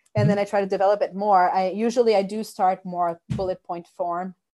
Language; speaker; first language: English; non-native, fluent; Portuguese